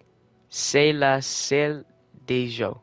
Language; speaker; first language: French; non-native, learner; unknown